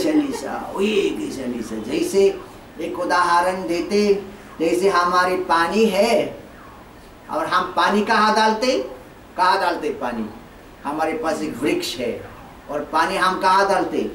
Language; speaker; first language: Hindi; non-native, learner; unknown